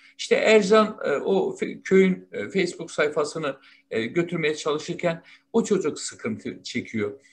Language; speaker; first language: Turkish; native; Turkish